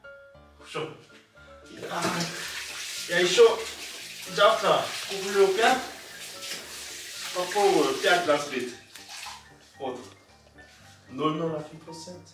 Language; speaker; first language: Russian; non-native, learner; Korean